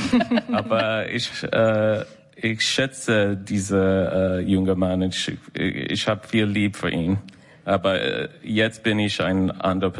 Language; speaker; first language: German; non-native, learner; English